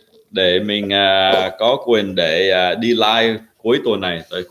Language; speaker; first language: Vietnamese; early bilingual, heritage; Vietnamese